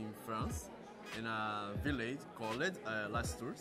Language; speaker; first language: English; non-native, fluent; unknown